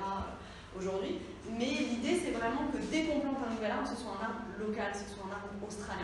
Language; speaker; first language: French; native; French